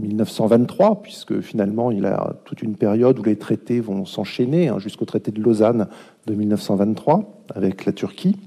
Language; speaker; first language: French; native; French